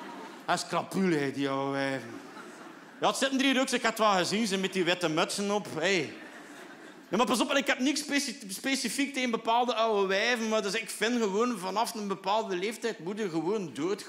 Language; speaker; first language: Dutch; native; Dutch